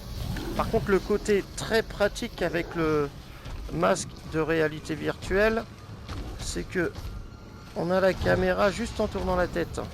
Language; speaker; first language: French; native; French